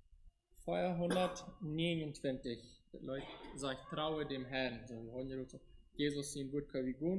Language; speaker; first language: German; non-native, learner; Low German